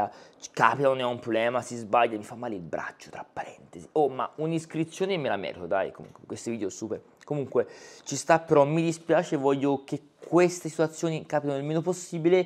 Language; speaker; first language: Italian; native; Italian